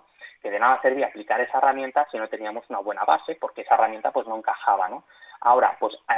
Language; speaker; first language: Spanish; native; Spanish